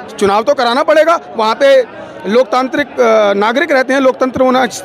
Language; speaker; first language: Hindi; native; Hindi